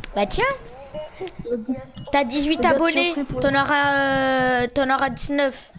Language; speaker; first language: French; native; French